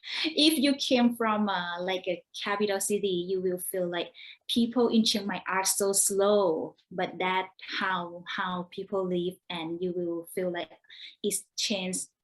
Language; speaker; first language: English; non-native, learner; Thai